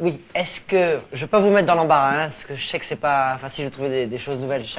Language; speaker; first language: French; native; French